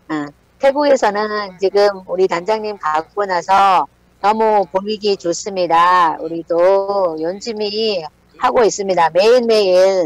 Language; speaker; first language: Korean; non-native, learner; Thai